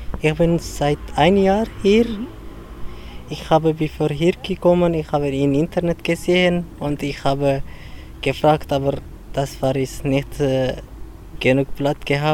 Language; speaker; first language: German; non-native, learner; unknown